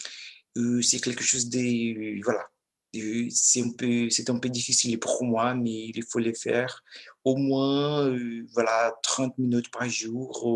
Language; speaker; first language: French; non-native, learner; Portuguese